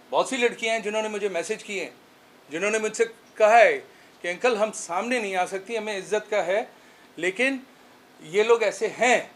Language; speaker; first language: Urdu; non-native, local second language; Sindhi